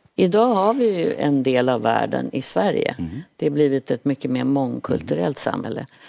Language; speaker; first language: Swedish; native; Swedish